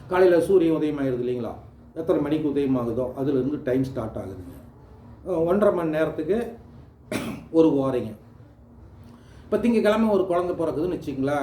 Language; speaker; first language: Tamil; native; Tamil